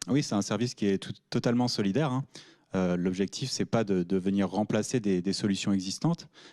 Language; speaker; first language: French; native; French